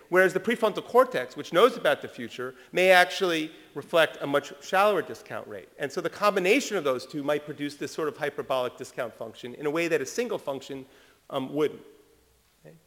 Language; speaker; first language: English; early bilingual, other home language; French